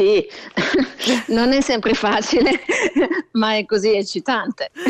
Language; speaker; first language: Italian; non-native, fluent; German